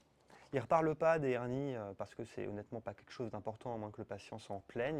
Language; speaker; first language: French; native; French